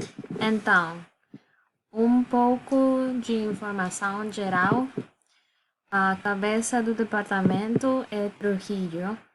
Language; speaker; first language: Portuguese; non-native, learner; Spanish